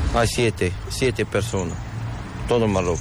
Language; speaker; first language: Spanish; non-native, learner; Arabic